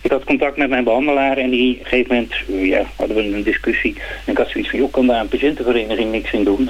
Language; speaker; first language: Dutch; native; Dutch